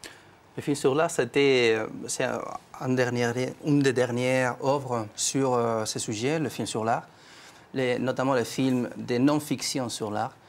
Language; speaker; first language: French; non-native, fluent; Spanish